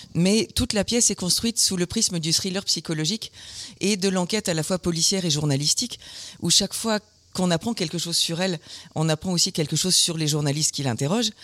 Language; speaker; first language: French; early bilingual, other home language; German